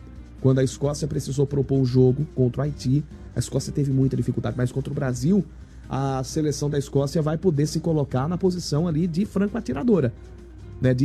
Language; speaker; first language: Portuguese; native; Portuguese